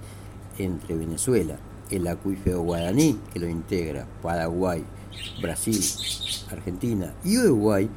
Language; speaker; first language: Spanish; native; Spanish